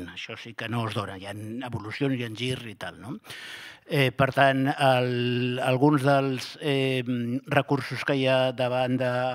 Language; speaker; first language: Catalan; native; Catalan